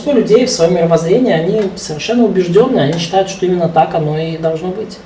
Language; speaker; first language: Russian; native; Russian